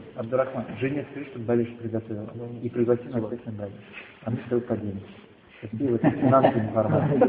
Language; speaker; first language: Russian; native; Russian